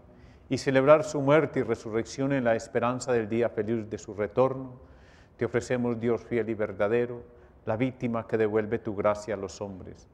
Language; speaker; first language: Spanish; native; Spanish